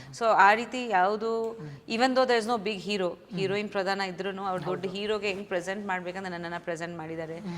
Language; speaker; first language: Kannada; non-native, fluent; Bangla